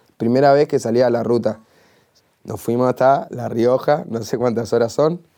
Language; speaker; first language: Spanish; native; Spanish